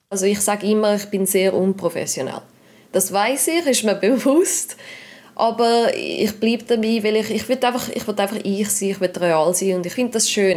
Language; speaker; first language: German; native; German